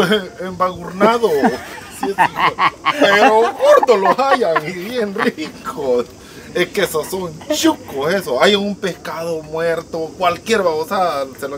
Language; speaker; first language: Spanish; native; Spanish